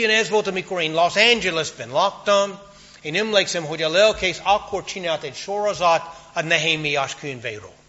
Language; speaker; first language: Hungarian; non-native, fluent; English